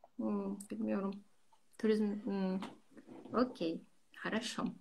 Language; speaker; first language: Turkish; non-native, learner; Russian